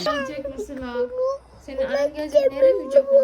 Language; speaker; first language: Turkish; non-native, fluent; Indonesian